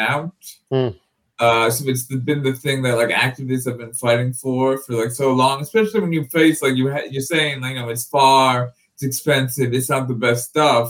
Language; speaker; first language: English; native; English